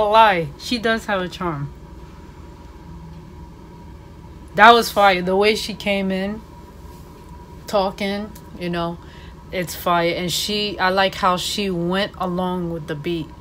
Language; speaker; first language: English; native; English